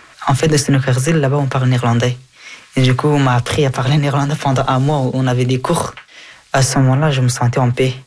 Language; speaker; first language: French; early bilingual, other home language; Persian